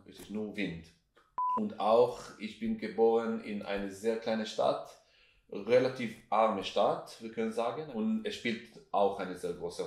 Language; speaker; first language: German; non-native, fluent; Hebrew